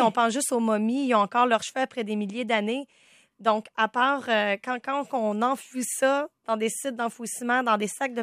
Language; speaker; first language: French; native; French